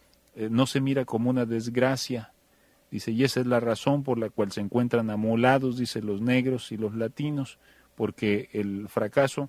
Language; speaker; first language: Spanish; native; Spanish